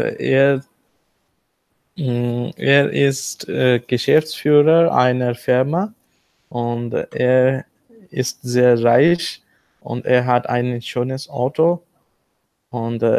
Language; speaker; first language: German; non-native, learner; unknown